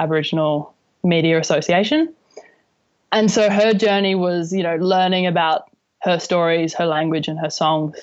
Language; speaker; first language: English; native; English